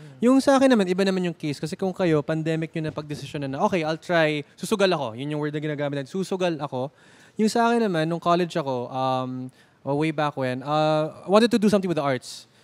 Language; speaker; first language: Filipino; native; Filipino